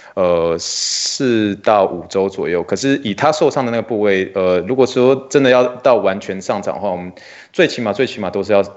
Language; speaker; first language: Chinese; native; Chinese